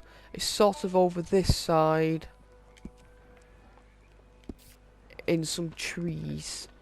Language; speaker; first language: English; native; English